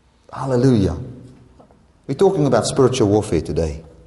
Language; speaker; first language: English; non-native, local second language; Afrikaans